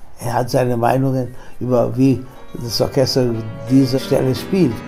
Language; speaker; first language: German; non-native, fluent; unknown